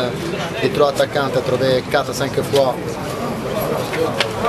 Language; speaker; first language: French; non-native, learner; Italian